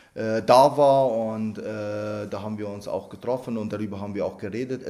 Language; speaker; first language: German; early bilingual, other home language; Arabic